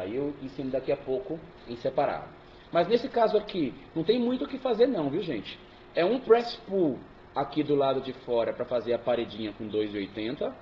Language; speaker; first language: Portuguese; native; Portuguese